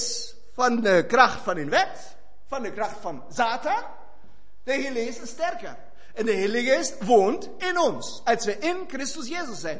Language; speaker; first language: Dutch; non-native, fluent; German